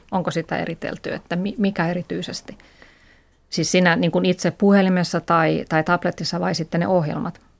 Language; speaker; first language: Finnish; native; Finnish